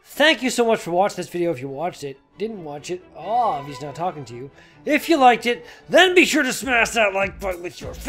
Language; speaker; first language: English; native; English